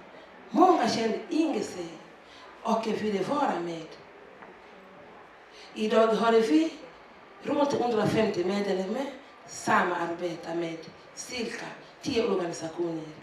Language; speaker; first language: Swedish; non-native, fluent; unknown